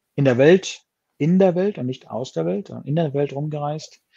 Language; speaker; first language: German; non-native, fluent; Danish